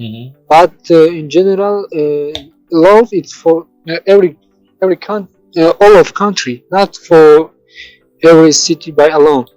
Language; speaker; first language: English; non-native, learner; Tajik